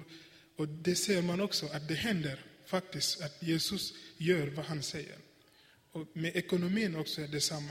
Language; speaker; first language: Swedish; non-native, fluent; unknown